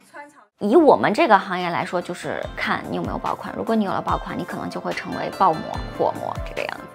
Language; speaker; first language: Chinese; native; Chinese